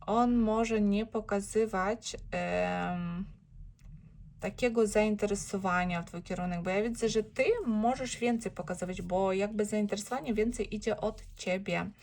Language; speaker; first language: Polish; non-native, learner; Ukrainian